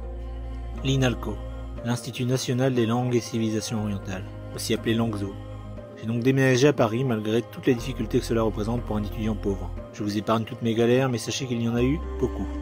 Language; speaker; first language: French; native; French